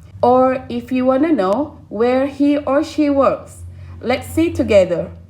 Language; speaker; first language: English; non-native, fluent; Thai